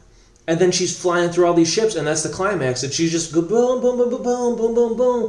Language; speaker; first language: English; native; English